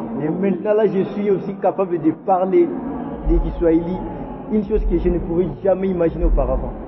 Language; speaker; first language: French; non-native, local second language; Lingala